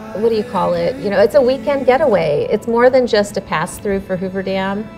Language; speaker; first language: English; native; English